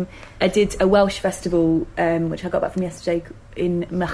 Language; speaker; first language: English; native; English